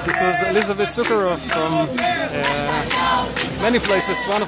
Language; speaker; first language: English; non-native, fluent; Hebrew